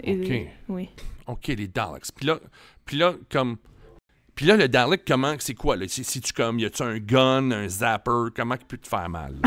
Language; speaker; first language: French; native; French